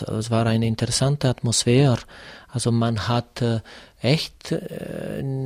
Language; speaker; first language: German; non-native, fluent; Serbian